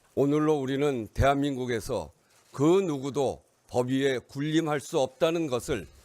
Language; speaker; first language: Korean; native; Korean